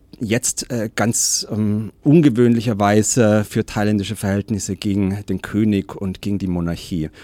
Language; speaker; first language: German; native; German